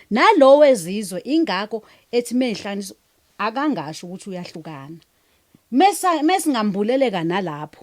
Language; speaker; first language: Zulu; native; Zulu